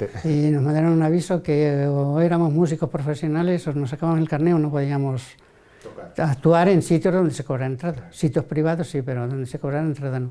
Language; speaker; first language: Spanish; native; Spanish